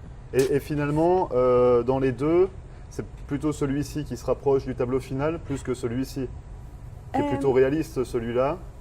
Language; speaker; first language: French; native; French